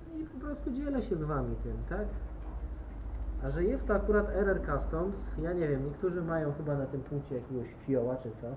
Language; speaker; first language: Polish; native; Polish